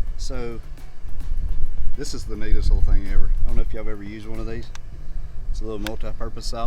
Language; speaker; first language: English; native; English